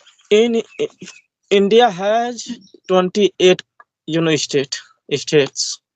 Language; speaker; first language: English; non-native, learner; Hindi